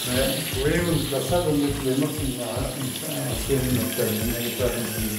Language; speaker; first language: Spanish; non-native, learner; German